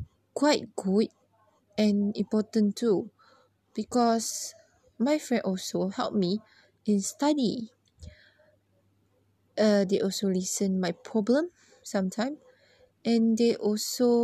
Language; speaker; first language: English; non-native, learner; Malay